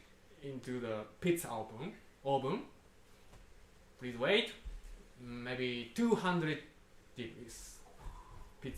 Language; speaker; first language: English; non-native, learner; Japanese